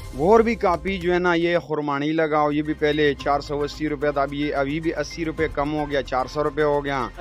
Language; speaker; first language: Urdu; non-native, local second language; Pashto